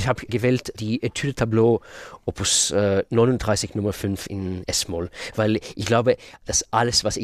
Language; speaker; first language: German; non-native, fluent; Russian